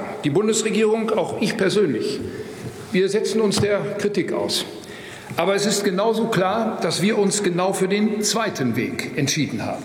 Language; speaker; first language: German; native; German